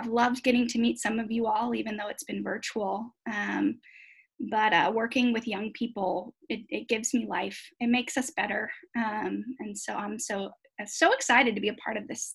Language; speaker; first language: English; native; English